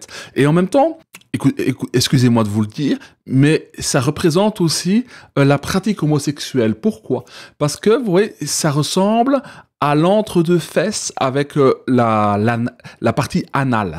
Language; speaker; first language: French; native; French